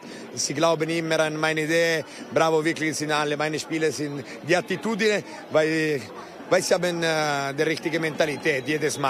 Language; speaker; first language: German; non-native, local second language; Italian